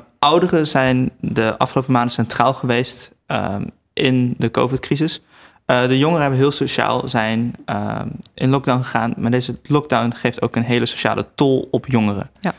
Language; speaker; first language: Dutch; native; Dutch